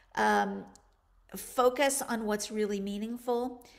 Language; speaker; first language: English; native; English